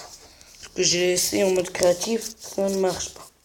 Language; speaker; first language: French; non-native, local second language; Arabic